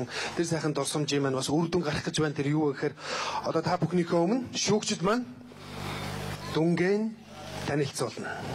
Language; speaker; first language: Mongolian; native; Mongolian